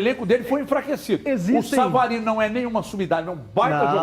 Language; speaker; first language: Portuguese; native; Portuguese